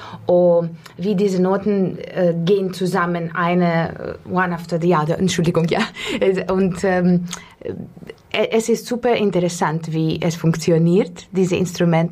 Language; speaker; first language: German; non-native, fluent; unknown